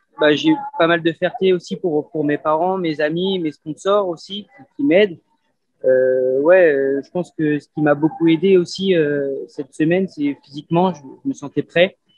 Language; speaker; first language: French; native; French